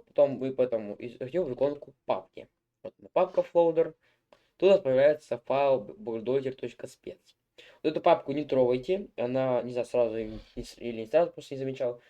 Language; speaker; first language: Russian; native; Russian